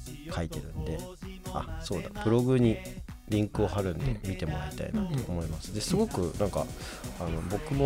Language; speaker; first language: Japanese; native; Japanese